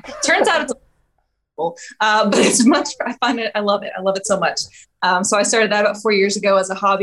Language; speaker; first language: English; native; English